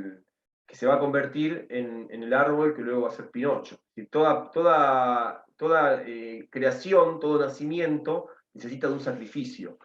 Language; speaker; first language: Spanish; native; Spanish